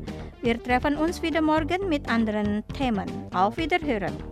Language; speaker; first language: German; non-native, fluent; Indonesian